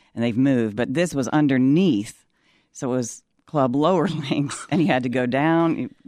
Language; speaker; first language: English; native; English